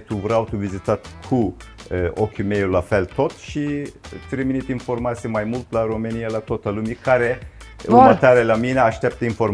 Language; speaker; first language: Romanian; non-native, learner; Turkish